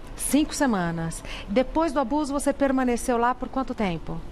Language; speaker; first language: Portuguese; native; Portuguese